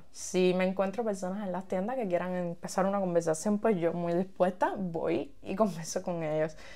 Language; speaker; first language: Spanish; native; Spanish